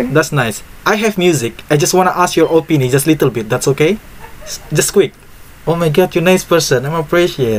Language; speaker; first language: English; non-native, fluent; Indonesian